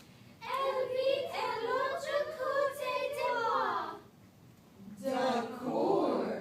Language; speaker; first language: French; non-native, learner; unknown